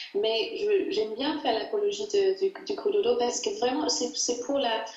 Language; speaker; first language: French; non-native, fluent; English